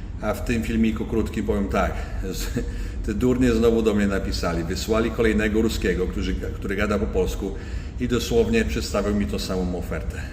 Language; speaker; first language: Polish; native; Polish